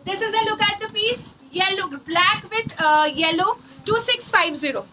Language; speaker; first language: Hindi; non-native, local second language; Bangla